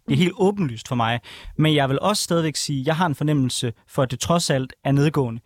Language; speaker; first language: Danish; native; Danish